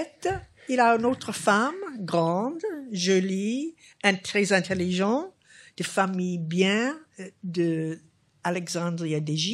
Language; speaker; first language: French; non-native, fluent; English